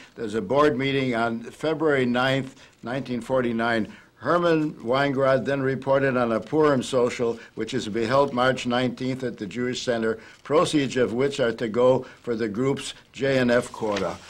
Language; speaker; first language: English; native; English